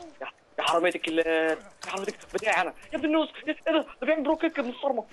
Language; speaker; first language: Arabic; native; Arabic